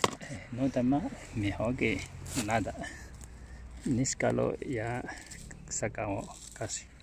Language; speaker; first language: Spanish; non-native, learner; Japanese